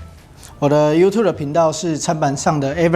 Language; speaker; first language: Chinese; native; Chinese